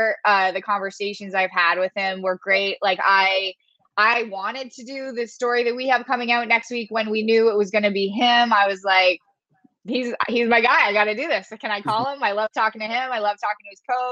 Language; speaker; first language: English; native; English